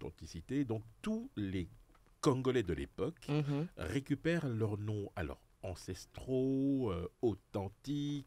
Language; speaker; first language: French; native; French